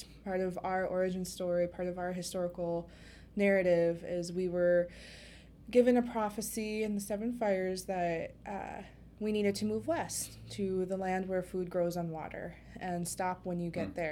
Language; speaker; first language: English; native; English